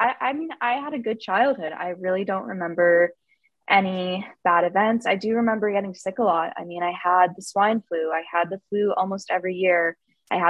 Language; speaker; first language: English; native; English